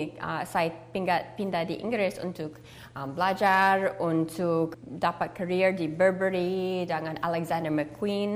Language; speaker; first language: Indonesian; early bilingual, heritage; English